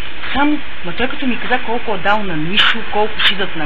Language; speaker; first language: Bulgarian; native; Bulgarian